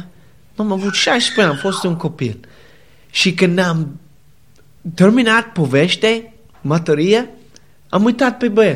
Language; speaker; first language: Romanian; non-native, learner; English